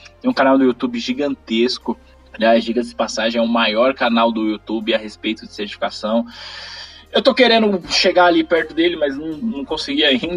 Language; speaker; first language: Portuguese; native; Portuguese